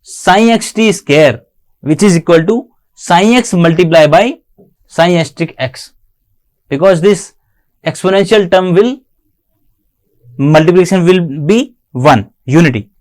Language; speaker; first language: English; non-native, local second language; Hindi